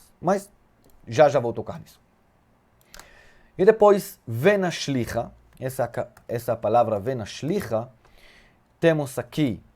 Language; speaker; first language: Portuguese; non-native, fluent; Hebrew